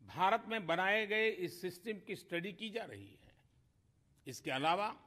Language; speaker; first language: Hindi; native; Hindi